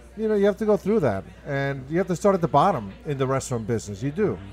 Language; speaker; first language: English; early bilingual, other home language; Spanish